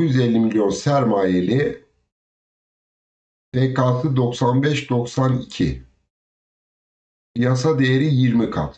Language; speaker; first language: Turkish; native; Turkish